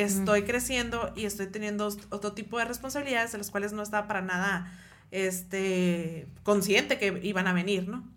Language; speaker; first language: Spanish; native; Spanish